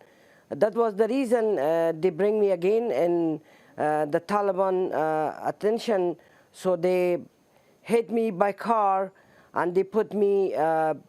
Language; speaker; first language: English; non-native, learner; Persian